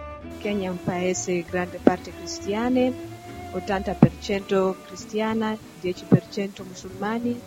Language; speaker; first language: Italian; non-native, learner; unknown